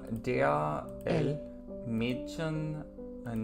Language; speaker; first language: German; non-native, learner; English